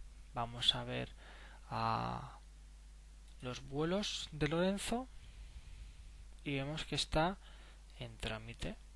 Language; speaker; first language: Spanish; native; Spanish